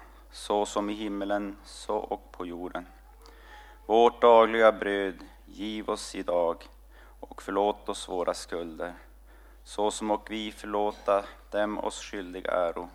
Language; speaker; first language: Swedish; native; Swedish